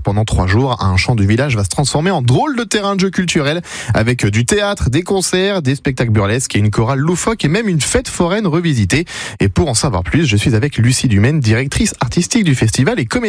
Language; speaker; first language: French; native; French